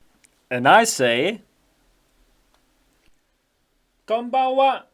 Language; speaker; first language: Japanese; non-native, learner; German